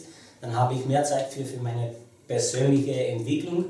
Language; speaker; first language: German; non-native, fluent; Romanian